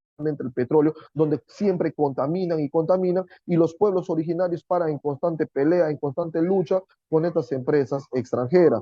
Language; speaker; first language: Spanish; native; Spanish